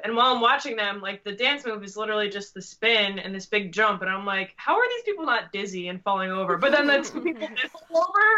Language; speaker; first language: English; native; English